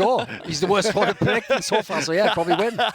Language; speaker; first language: English; native; English